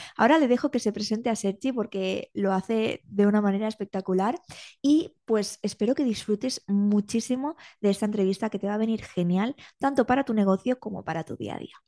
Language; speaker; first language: Spanish; native; Spanish